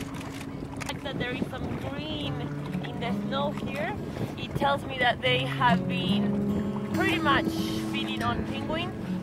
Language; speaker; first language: English; non-native, fluent; Spanish